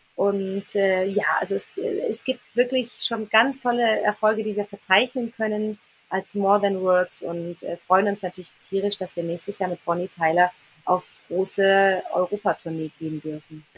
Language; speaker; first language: German; native; German